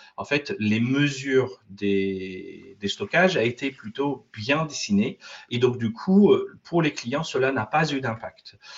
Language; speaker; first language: French; non-native, fluent; English